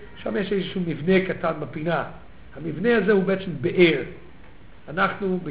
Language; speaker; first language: Hebrew; early bilingual, heritage; Hebrew